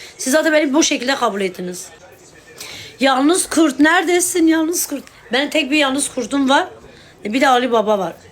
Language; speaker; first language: Turkish; non-native, local second language; Kurdish